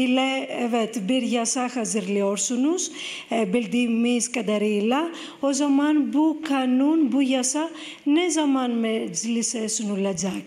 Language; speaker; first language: Turkish; non-native, fluent; Greek